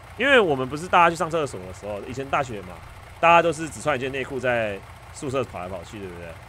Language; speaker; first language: Chinese; native; Chinese